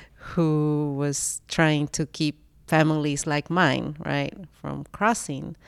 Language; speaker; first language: English; early bilingual, other home language; Spanish